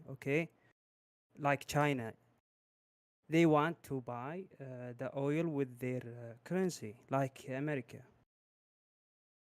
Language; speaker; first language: English; non-native, learner; Arabic